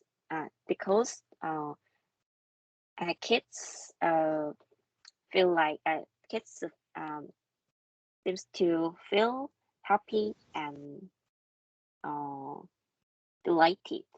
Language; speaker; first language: English; non-native, learner; Korean